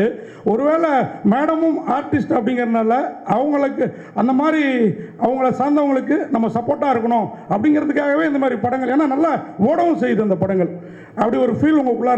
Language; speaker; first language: Tamil; native; Tamil